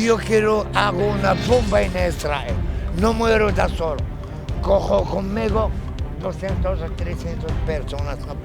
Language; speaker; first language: Spanish; non-native, learner; Arabic